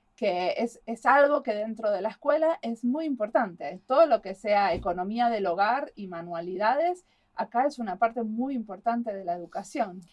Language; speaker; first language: Spanish; native; Spanish